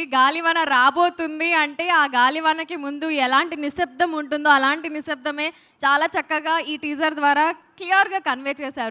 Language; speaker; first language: Telugu; native; Telugu